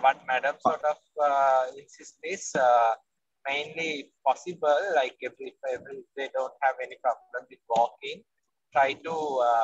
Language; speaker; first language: English; non-native, local second language; Sinhala